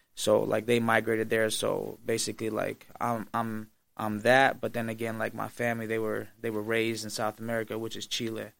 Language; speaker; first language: English; native; English